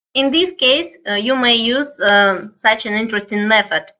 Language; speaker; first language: English; non-native, fluent; Russian